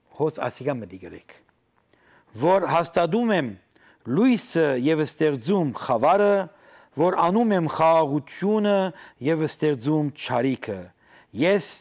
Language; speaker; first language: Armenian; native; Armenian